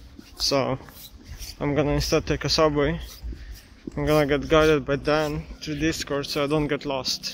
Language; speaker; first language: English; non-native, fluent; Slovenian